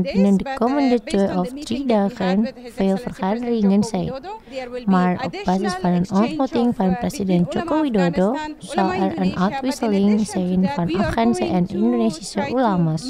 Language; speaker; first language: Dutch; non-native, fluent; Indonesian